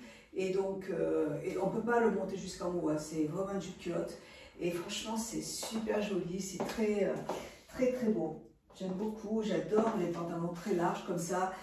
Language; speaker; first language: French; native; French